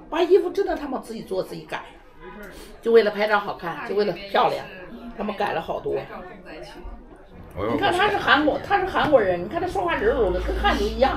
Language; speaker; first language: Chinese; native; Chinese